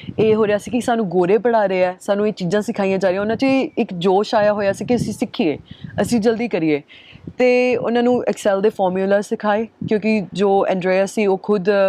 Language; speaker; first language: Punjabi; early bilingual, heritage; Punjabi